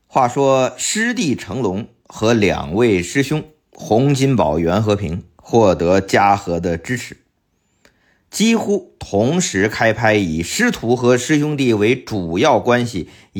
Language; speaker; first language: Chinese; native; Chinese